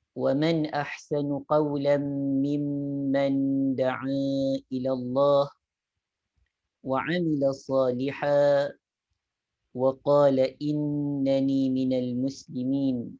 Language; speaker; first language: Arabic; non-native, fluent; Malay